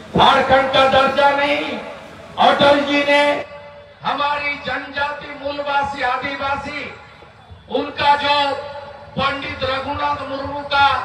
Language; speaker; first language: Hindi; non-native, local second language; Bangla